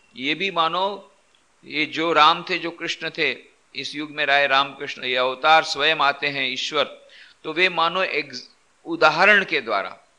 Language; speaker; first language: Hindi; non-native, local second language; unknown